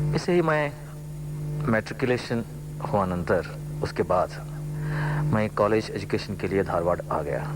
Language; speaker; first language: Hindi; non-native, local second language; Kannada